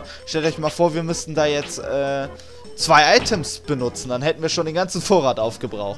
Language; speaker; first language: German; native; German